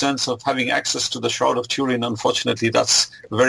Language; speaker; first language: English; non-native, local second language; German